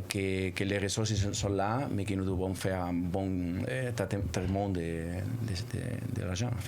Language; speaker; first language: French; non-native, fluent; Spanish